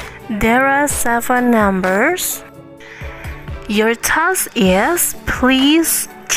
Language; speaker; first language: English; non-native, learner; Indonesian